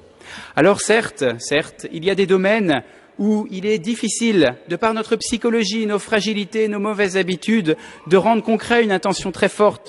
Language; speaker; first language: French; native; French